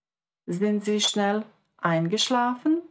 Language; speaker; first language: German; non-native, fluent; Croatian